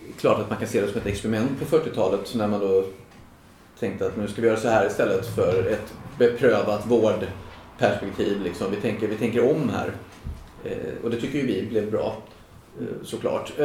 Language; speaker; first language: Swedish; native; Swedish